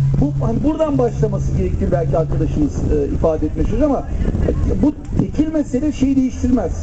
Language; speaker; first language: Turkish; native; Turkish